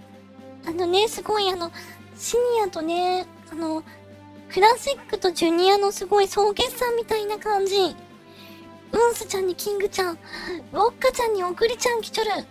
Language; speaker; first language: Japanese; native; Japanese